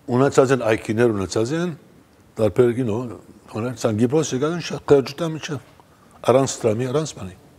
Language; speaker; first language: Armenian; early bilingual, heritage; Armenian